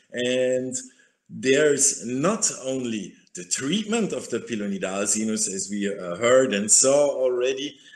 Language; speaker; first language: English; non-native, fluent; German